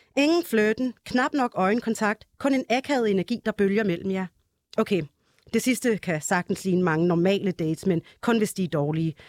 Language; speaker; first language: Danish; early bilingual, other home language; Arabic